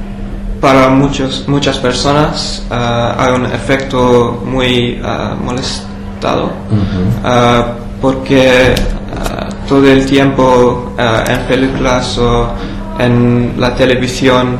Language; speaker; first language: Spanish; non-native, learner; English